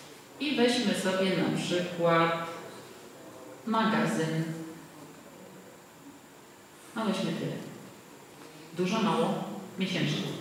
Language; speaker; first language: Polish; native; Polish